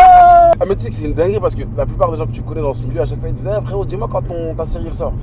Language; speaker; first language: French; native; French